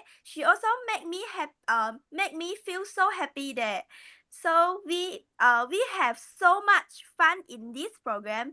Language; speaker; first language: English; non-native, learner; Malay